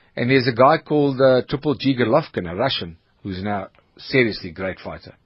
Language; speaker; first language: English; native; English